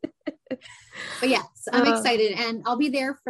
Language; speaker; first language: English; native; English